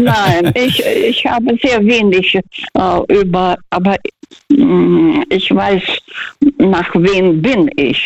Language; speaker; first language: German; non-native, fluent; Russian